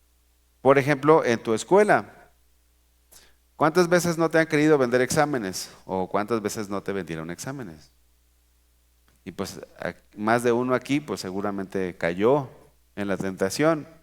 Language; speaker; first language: Spanish; native; Spanish